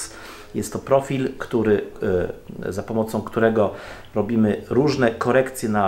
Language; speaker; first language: Polish; native; Polish